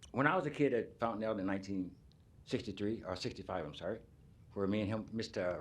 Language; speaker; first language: English; native; English